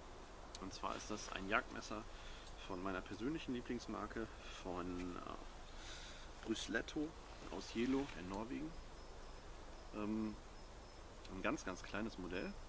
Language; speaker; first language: German; native; German